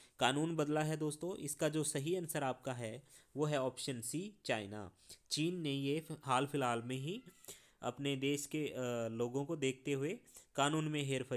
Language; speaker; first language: Hindi; non-native, local second language; Punjabi